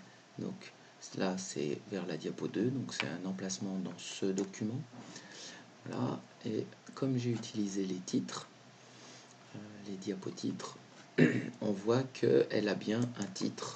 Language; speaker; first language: French; native; French